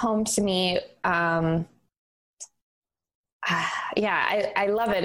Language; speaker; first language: English; native; English